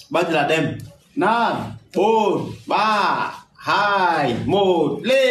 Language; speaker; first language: Vietnamese; non-native, fluent; Portuguese